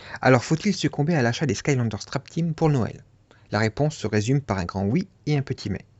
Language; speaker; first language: French; native; French